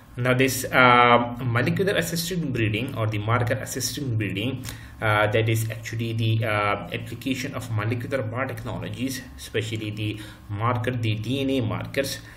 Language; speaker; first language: English; non-native, local second language; Urdu